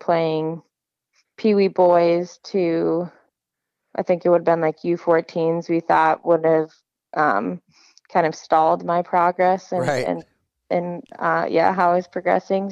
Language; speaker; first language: English; native; English